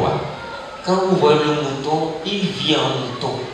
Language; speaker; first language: French; non-native, local second language; Ewe